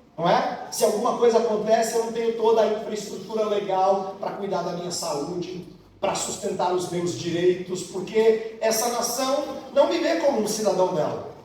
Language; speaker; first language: Portuguese; native; Portuguese